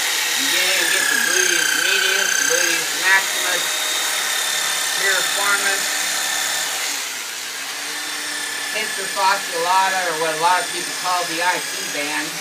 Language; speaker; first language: English; native; English